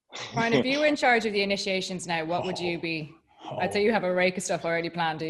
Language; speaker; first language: English; native; English